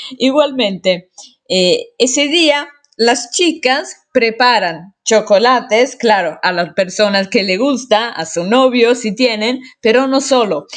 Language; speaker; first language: Spanish; non-native, fluent; Italian